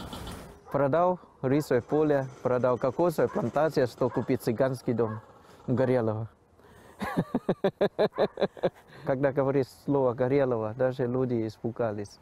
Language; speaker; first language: Russian; non-native, fluent; Thai